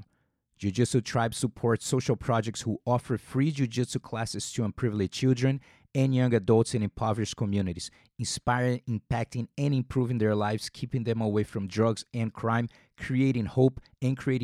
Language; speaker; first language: English; native; English